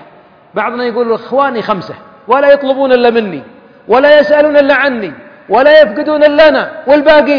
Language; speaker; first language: Arabic; native; Arabic